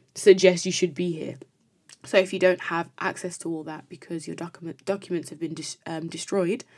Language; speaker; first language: English; native; English